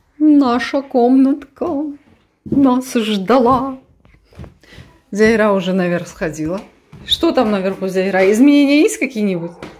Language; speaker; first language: Russian; native; Russian